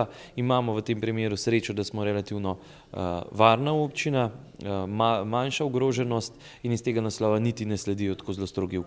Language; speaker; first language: Slovenian; native; Slovenian